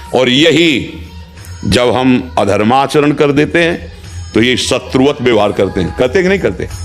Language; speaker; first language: Hindi; native; Hindi